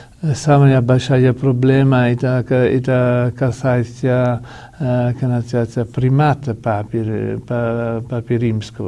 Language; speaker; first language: Russian; non-native, learner; Italian